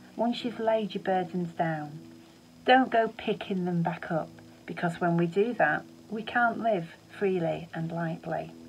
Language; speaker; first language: English; native; English